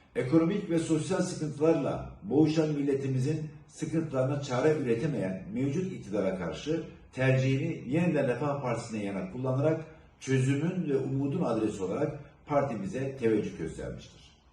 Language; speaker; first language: Turkish; native; Turkish